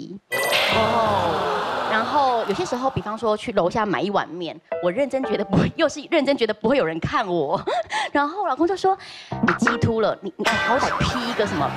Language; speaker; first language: Chinese; native; Chinese